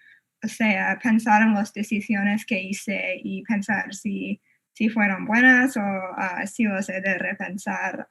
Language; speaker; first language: Spanish; non-native, fluent; English